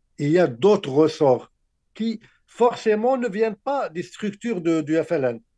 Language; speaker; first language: French; non-native, local second language; Arabic